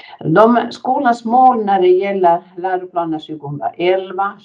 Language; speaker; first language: Swedish; non-native, fluent; Finnish